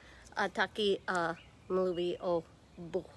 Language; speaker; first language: Czech; non-native, learner; English